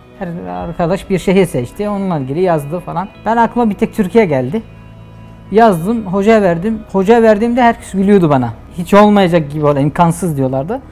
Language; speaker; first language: Turkish; non-native, fluent; Arabic